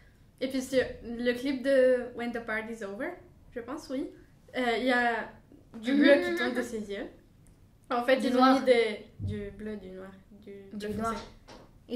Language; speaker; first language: French; non-native, fluent; Bulgarian